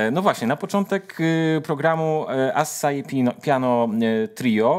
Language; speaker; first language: Polish; native; Polish